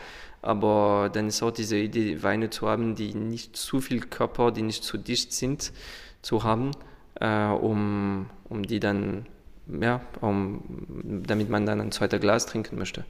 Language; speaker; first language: German; non-native, fluent; French